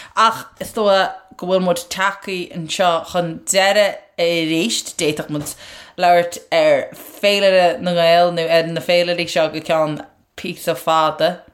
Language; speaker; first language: Irish; non-native, local second language; English